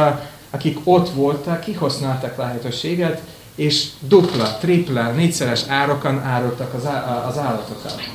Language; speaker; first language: Hungarian; non-native, fluent; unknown